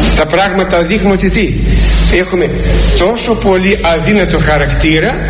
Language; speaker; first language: Greek; native; Greek